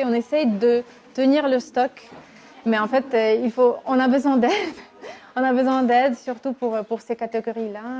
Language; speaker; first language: French; non-native, fluent; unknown